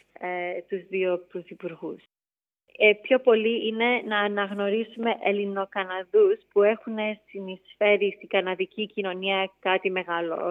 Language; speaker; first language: Greek; early bilingual, heritage; English